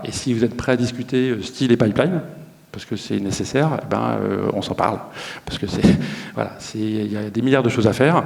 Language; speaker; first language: French; native; French